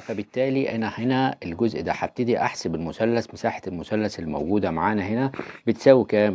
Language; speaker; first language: Arabic; native; Arabic